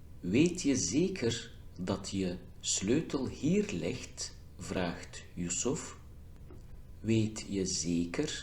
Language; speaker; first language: Dutch; non-native, fluent; Turkish